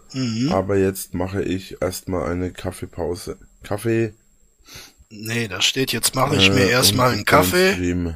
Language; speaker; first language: German; native; German